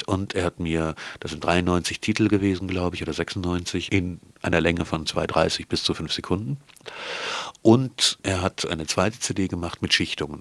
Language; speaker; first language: German; native; German